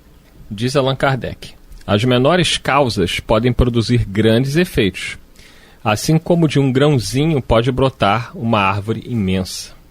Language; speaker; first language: Portuguese; native; Portuguese